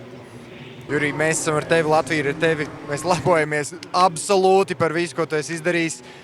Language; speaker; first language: Latvian; native; Latvian